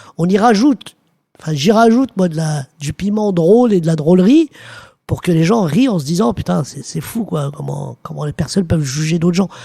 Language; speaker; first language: French; early bilingual, other home language; Arabic